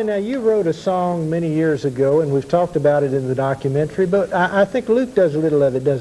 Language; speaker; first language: English; native; English